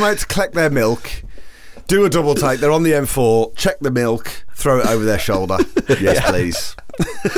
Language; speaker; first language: English; native; English